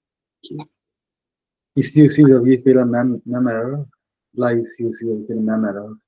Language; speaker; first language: French; non-native, fluent; Punjabi